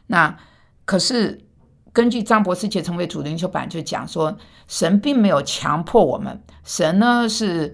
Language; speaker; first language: Chinese; non-native, fluent; Korean